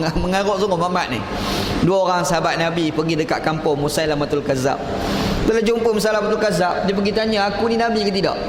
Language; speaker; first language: Malay; native; Malay